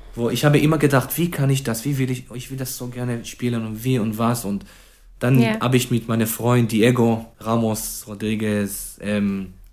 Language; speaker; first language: German; non-native, fluent; Hebrew